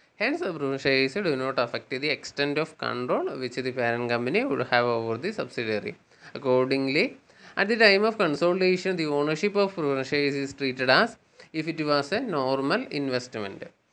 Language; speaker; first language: English; non-native, local second language; Malayalam